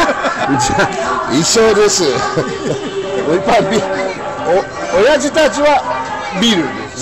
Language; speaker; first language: Japanese; non-native, fluent; English